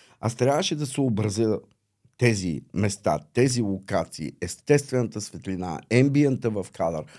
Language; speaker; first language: Bulgarian; native; Bulgarian